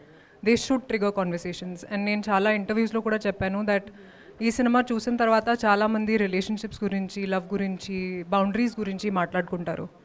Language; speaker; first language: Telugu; non-native, local second language; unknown